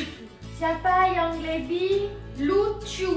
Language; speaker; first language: Indonesian; non-native, learner; French